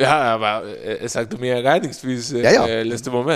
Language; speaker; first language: German; non-native, learner; Spanish